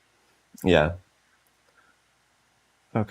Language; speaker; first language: English; native; English